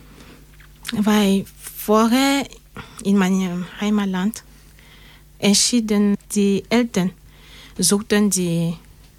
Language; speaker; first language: German; non-native, learner; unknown